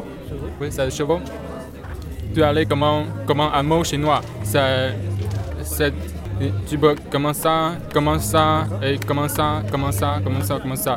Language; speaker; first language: French; non-native, learner; Chinese